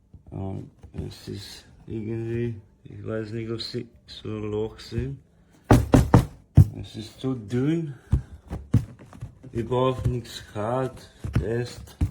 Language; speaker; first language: German; non-native, learner; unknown